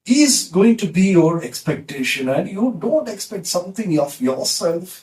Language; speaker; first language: English; non-native, local second language; Telugu